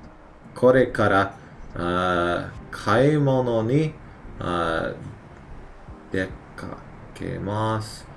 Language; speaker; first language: Japanese; non-native, learner; English